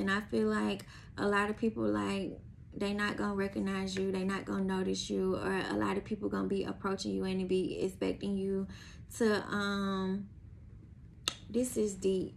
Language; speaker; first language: English; native; English